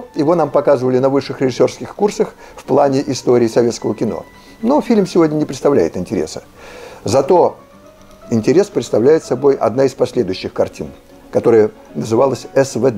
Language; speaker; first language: Russian; native; Russian